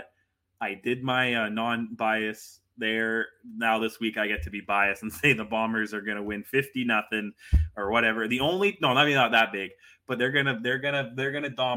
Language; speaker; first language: English; native; English